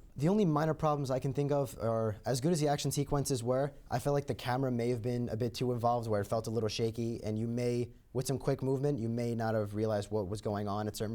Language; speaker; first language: English; native; English